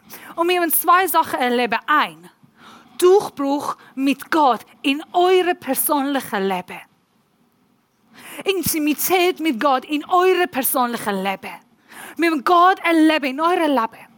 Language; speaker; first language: German; non-native, learner; Persian